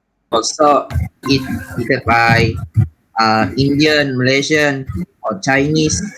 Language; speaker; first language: English; non-native, learner; Malay